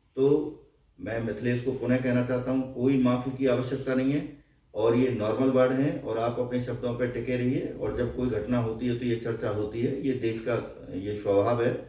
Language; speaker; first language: Hindi; native; Hindi